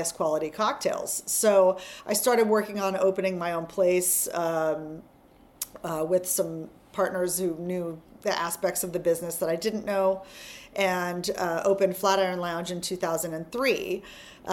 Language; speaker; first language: English; native; English